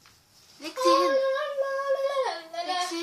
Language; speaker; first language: German; native; German